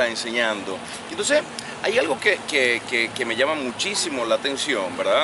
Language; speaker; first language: Spanish; native; Spanish